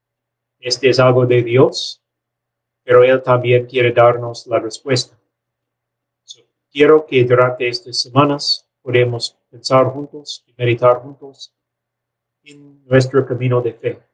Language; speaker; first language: Spanish; non-native, learner; English